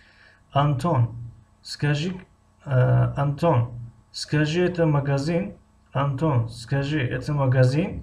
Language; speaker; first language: Russian; non-native, fluent; Tajik